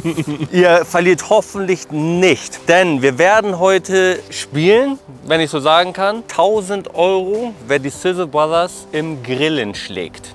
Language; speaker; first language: German; native; German